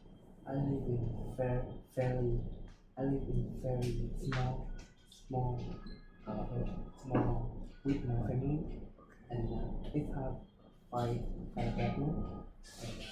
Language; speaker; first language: English; non-native, learner; Vietnamese